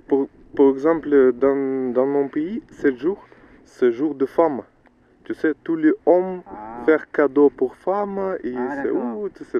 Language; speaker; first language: French; non-native, learner; Russian